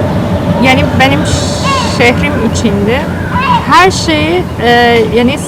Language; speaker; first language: Turkish; non-native, learner; Persian